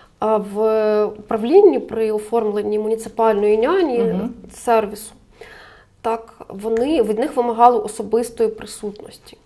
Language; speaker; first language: Ukrainian; native; Ukrainian